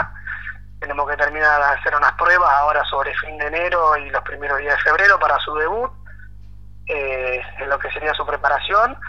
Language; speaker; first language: Spanish; native; Spanish